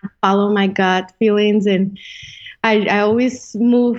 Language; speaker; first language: English; non-native, fluent; Spanish